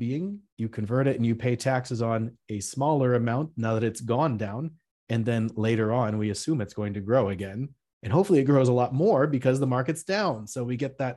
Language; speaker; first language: English; native; English